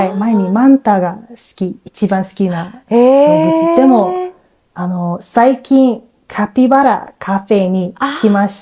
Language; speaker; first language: Japanese; non-native, learner; English